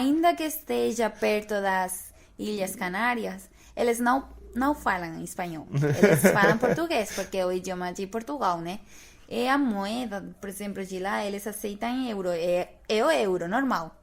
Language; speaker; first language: Portuguese; non-native, fluent; Spanish